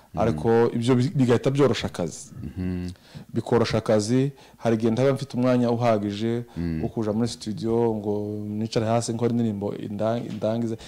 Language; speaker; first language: Kinyarwanda; native; Kinyarwanda